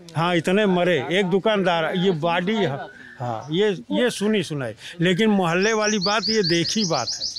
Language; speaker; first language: Hindi; native; Hindi